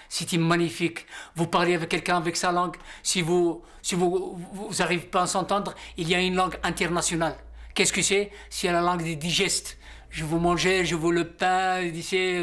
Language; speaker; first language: French; non-native, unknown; Riffian